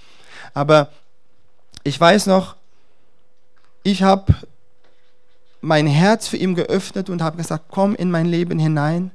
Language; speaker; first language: German; non-native, fluent; Dutch